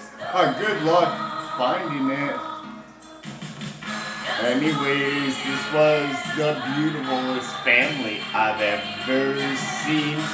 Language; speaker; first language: English; native; English